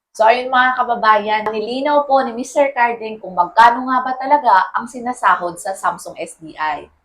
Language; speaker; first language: Filipino; native; Filipino